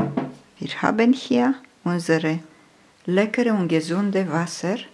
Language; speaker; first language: German; non-native, fluent; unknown